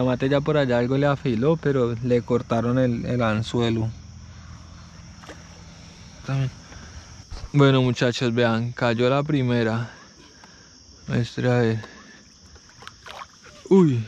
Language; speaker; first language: Spanish; native; Spanish